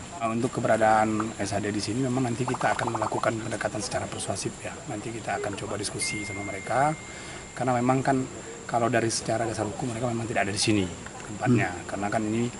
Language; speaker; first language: Indonesian; native; Indonesian